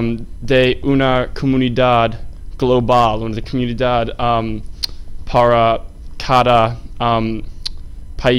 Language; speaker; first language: Spanish; non-native, learner; English